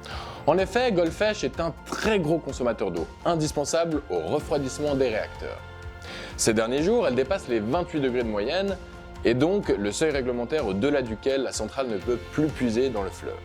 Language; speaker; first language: French; native; French